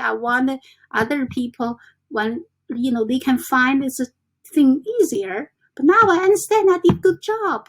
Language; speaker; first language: English; non-native, fluent; Chinese